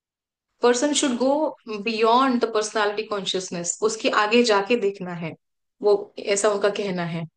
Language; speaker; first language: Hindi; native; Hindi